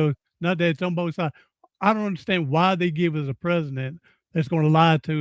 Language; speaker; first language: English; native; English